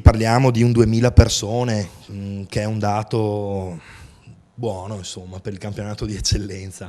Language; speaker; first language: Italian; native; Italian